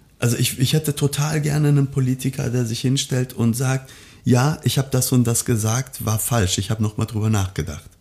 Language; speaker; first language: German; early bilingual, other home language; Persian